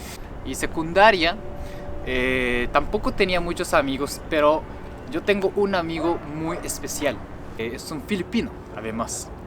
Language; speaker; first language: Spanish; non-native, fluent; Japanese